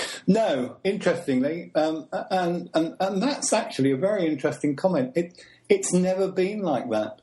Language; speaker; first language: English; native; English